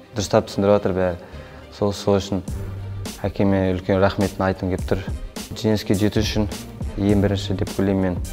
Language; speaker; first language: Kazakh; non-native, local second language; Russian